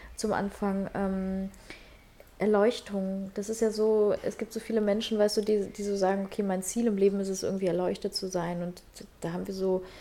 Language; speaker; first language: German; early bilingual, other home language; Russian